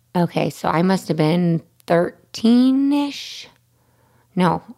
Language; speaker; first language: English; native; English